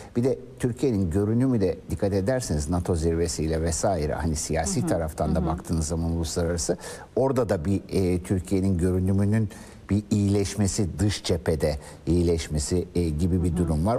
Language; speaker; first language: Turkish; native; Turkish